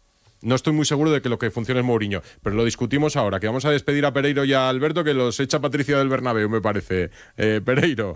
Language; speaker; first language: Spanish; native; Spanish